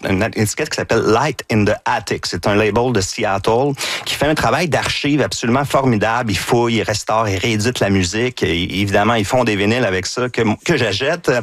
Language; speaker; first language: French; native; French